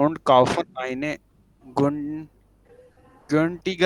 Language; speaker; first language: German; non-native, learner; Urdu